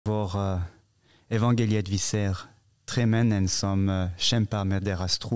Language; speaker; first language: Swedish; non-native, fluent; French